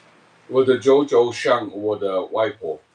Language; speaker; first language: Chinese; non-native, learner; English